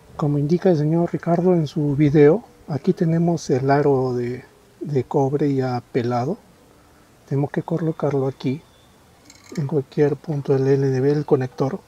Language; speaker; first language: Spanish; native; Spanish